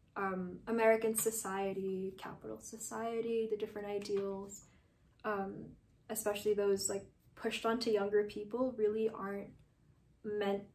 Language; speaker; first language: English; native; English